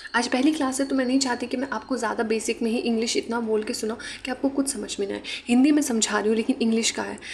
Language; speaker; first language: Hindi; non-native, local second language; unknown